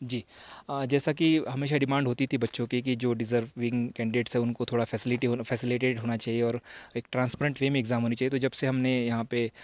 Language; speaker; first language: Hindi; non-native, local second language; Marathi